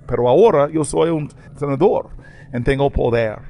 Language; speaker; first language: Spanish; non-native, learner; English